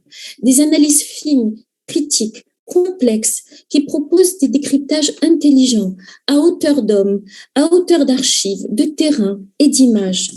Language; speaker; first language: French; native; French